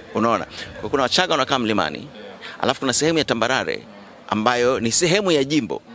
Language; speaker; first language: Swahili; native; Swahili